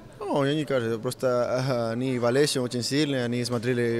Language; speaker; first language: Russian; non-native, learner; Spanish